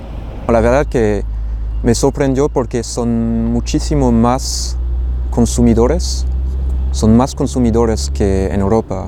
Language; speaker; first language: Spanish; non-native, fluent; French